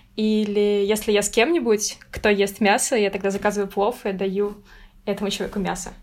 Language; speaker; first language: Russian; native; Russian